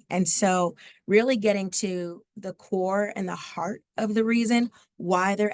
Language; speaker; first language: English; native; English